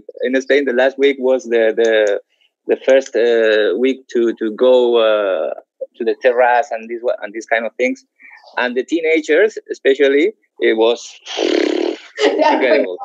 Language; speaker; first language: English; non-native, fluent; Spanish